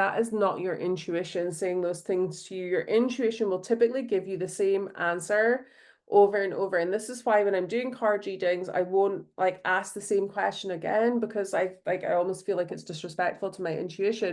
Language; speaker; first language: English; native; English